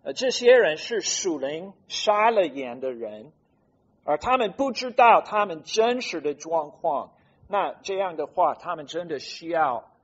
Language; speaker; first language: Chinese; non-native, fluent; English